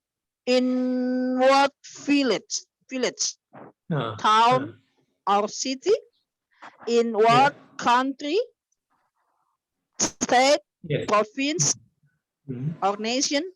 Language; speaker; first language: English; non-native, learner; Indonesian